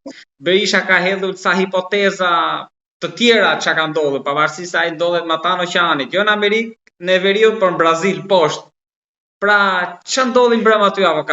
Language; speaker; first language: Albanian; native; Albanian